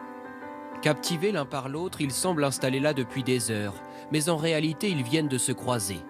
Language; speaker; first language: French; native; French